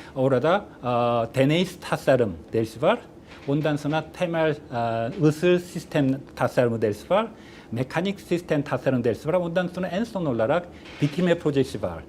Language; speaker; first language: Turkish; non-native, fluent; Korean